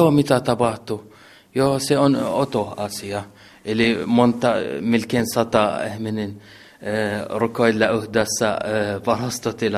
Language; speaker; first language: Finnish; non-native, learner; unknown